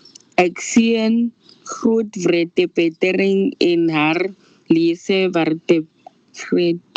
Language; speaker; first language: Dutch; non-native, learner; Afrikaans